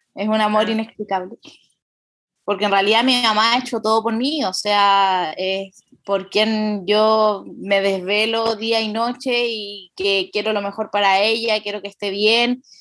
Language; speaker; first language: Spanish; native; Spanish